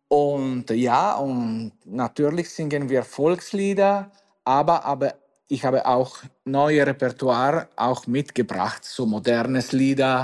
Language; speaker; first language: German; non-native, learner; Italian